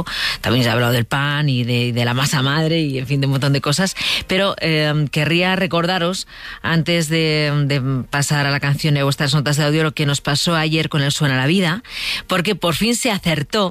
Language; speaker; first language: Spanish; native; Spanish